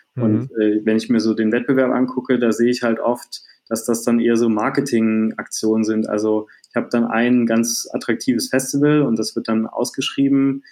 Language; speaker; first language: German; native; German